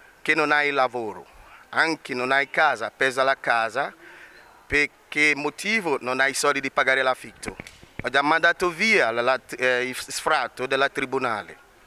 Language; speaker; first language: Italian; non-native, learner; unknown